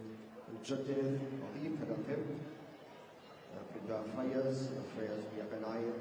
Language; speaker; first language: Welsh; native; Welsh